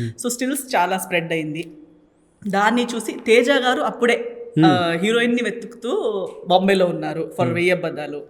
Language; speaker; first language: Telugu; non-native, fluent; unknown